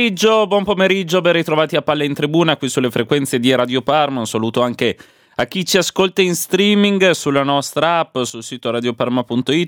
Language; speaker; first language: Italian; native; Italian